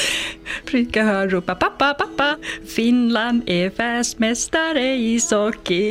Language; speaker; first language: Swedish; non-native, fluent; Finnish